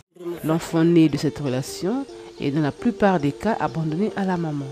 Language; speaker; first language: French; non-native, local second language; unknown